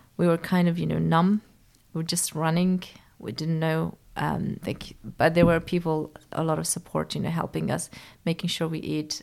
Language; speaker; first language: English; early bilingual, other home language; Persian